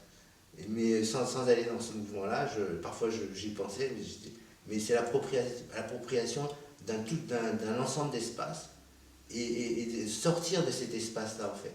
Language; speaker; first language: French; early bilingual, other home language; Korean